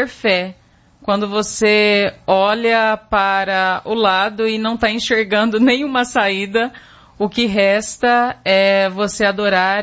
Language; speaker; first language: Portuguese; native; Portuguese